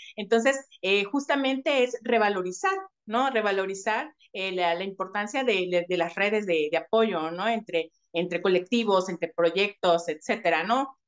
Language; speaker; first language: Spanish; native; Spanish